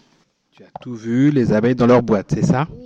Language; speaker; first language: French; native; French